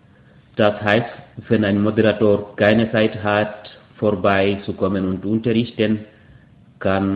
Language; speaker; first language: German; non-native, fluent; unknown